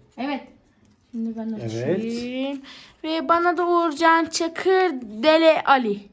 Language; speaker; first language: Turkish; native; Turkish